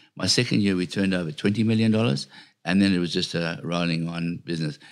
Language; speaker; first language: English; native; English